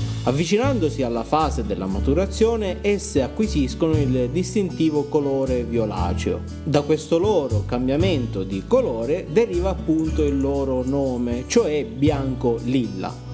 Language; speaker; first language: Italian; native; Italian